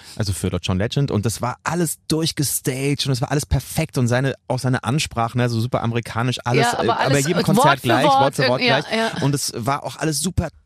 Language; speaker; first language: German; native; German